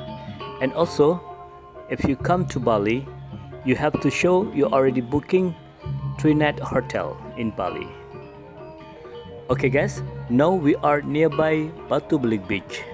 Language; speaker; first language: English; non-native, local second language; Indonesian